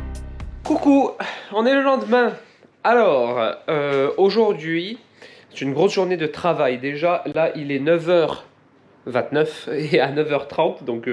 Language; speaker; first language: French; native; French